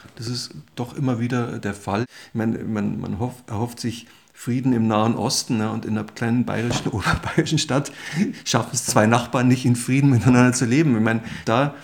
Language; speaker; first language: German; native; German